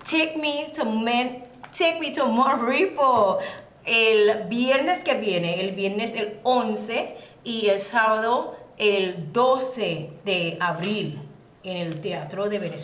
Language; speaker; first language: Spanish; non-native, learner; English